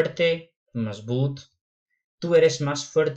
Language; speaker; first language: Spanish; non-native, fluent; Urdu